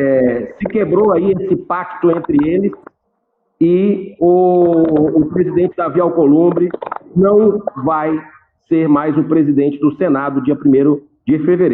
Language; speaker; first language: Portuguese; native; Portuguese